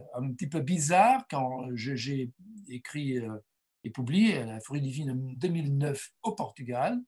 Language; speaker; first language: French; non-native, fluent; Portuguese